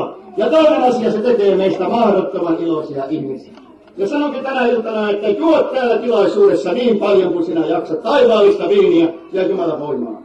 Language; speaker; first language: Finnish; native; Finnish